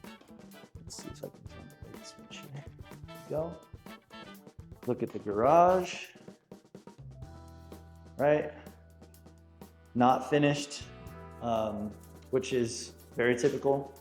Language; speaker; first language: English; native; English